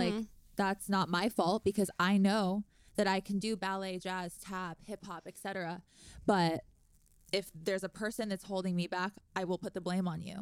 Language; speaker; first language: English; native; English